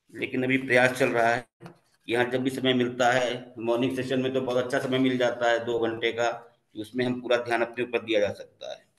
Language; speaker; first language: Hindi; native; Hindi